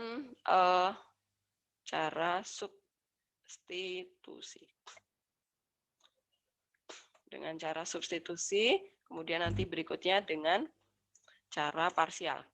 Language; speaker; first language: Indonesian; native; Indonesian